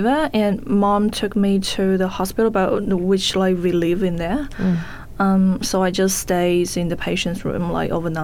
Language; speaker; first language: English; non-native, fluent; Chinese